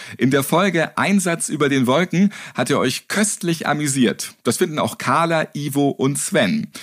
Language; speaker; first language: German; native; German